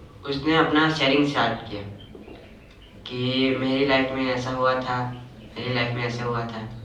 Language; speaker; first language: Hindi; native; Hindi